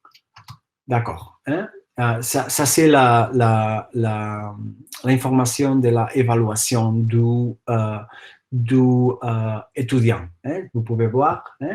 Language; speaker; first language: French; non-native, fluent; Catalan